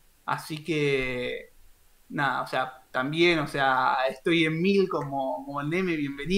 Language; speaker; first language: Spanish; native; Spanish